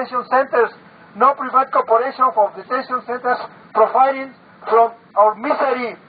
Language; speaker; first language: English; non-native, learner; Spanish